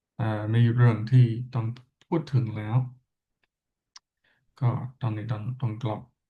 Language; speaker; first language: Thai; non-native, learner; English